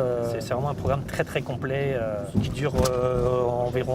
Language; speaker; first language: French; native; French